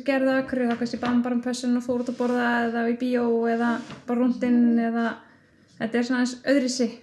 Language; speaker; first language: Icelandic; native; Icelandic